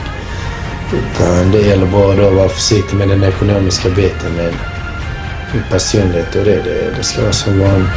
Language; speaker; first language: Swedish; early bilingual, other home language; Bosnian